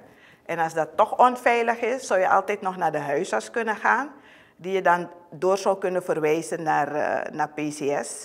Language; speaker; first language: Dutch; native; Dutch